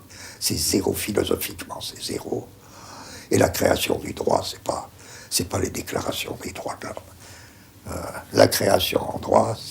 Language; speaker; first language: French; native; French